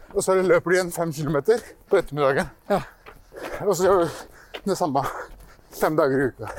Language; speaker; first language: Norwegian; early bilingual, other home language; Persian